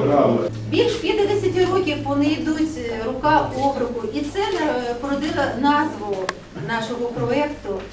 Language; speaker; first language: Ukrainian; native; Ukrainian